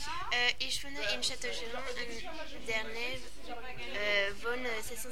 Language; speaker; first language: German; non-native, learner; French